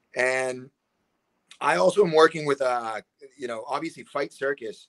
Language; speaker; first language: English; native; English